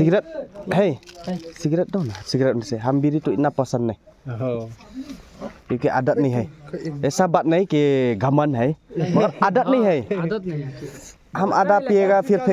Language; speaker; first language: Hindi; non-native, local second language; Khasi